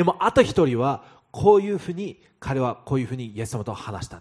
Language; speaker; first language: Japanese; non-native, fluent; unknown